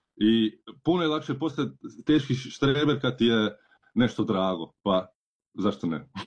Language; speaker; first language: Serbian; early bilingual, heritage; Croatian